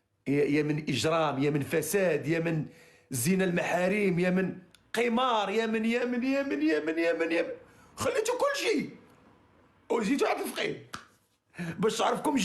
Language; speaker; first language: Arabic; native; Arabic